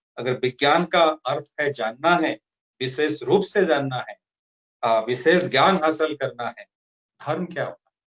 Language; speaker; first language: Hindi; non-native, local second language; Odia